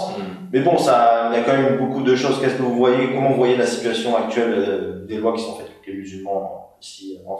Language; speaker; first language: French; native; French